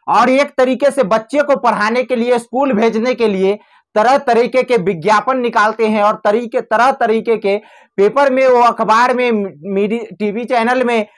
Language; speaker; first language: Hindi; native; Hindi